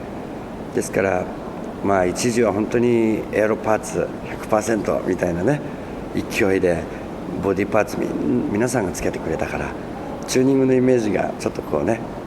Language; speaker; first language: Japanese; native; Japanese